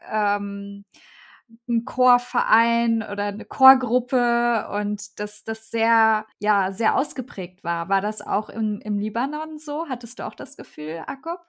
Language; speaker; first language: German; native; German